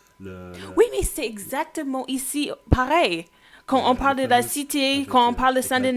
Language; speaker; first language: French; non-native, fluent; English